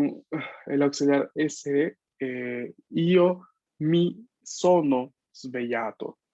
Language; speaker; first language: Italian; non-native, fluent; Spanish